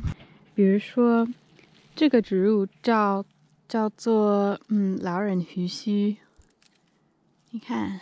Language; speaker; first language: Chinese; non-native, fluent; English